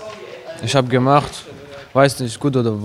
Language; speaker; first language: German; non-native, learner; Persian